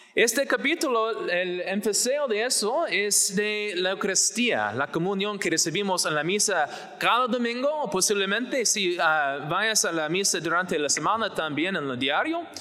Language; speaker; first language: Spanish; non-native, fluent; English